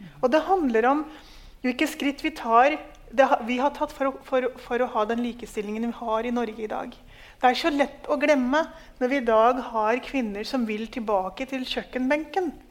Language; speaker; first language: Norwegian; early bilingual, other home language; Urdu